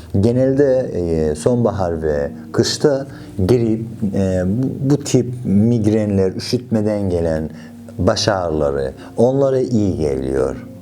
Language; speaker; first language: Turkish; non-native, fluent; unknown